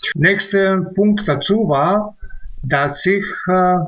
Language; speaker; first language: German; non-native, fluent; Czech